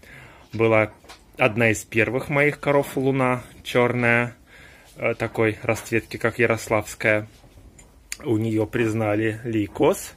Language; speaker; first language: Russian; native; Russian